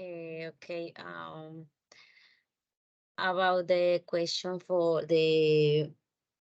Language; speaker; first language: English; non-native, learner; Spanish